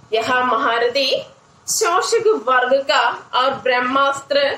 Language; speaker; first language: Hindi; non-native, local second language; Malayalam